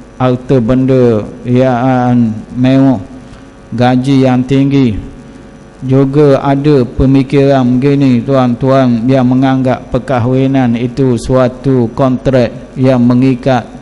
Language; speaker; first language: Malay; native; Malay